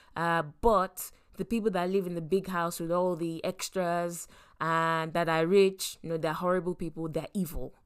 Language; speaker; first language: English; non-native, local second language; Yoruba